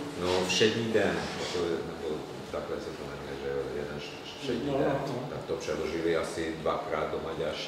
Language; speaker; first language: Czech; non-native, fluent; Hungarian